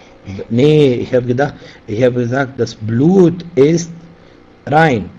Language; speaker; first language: German; non-native, fluent; Arabic